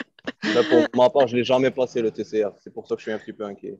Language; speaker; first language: French; non-native, fluent; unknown